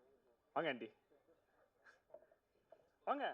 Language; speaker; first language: Tamil; native; Tamil